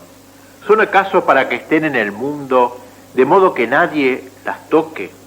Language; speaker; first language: Spanish; native; Spanish